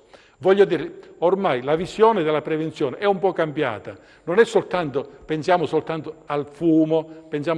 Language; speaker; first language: Italian; native; Italian